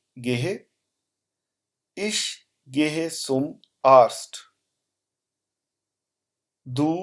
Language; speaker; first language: German; non-native, fluent; Urdu